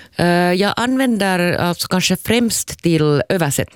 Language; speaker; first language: Swedish; native; Swedish